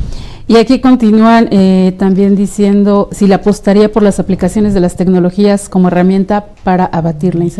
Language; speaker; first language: Spanish; native; Spanish